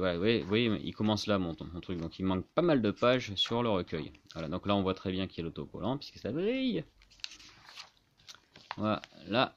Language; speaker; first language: French; native; French